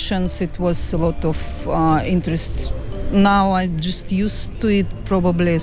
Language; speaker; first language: English; non-native, fluent; Russian